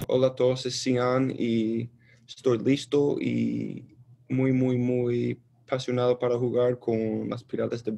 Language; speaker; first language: Spanish; early bilingual, heritage; Spanish